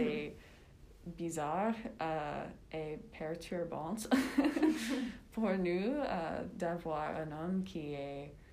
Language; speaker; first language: French; non-native, learner; English